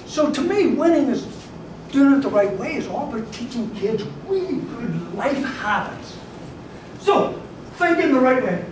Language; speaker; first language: English; native; English